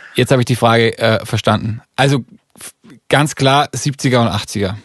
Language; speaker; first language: German; native; German